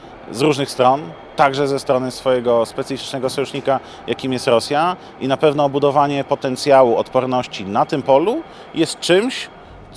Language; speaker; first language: Polish; native; Polish